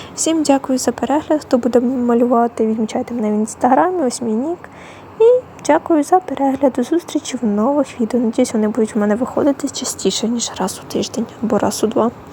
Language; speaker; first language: Ukrainian; non-native, local second language; Russian